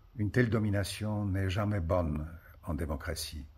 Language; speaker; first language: French; early bilingual, other home language; Polish